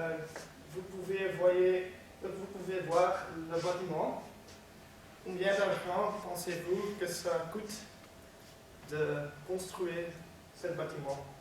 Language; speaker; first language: French; non-native, learner; Dutch